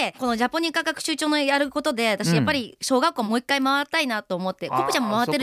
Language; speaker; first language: Japanese; native; Japanese